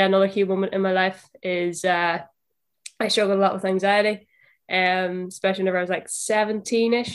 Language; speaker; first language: English; native; English